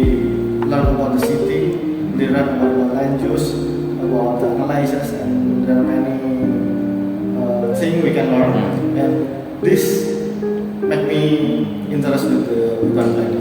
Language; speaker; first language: English; non-native, learner; Indonesian